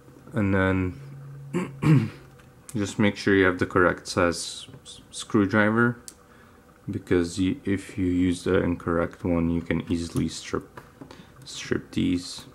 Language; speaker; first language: English; native; English